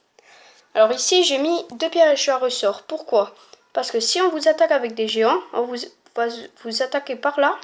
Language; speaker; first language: French; native; French